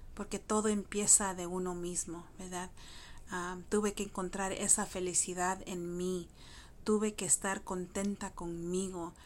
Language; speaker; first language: Spanish; early bilingual, heritage; Spanish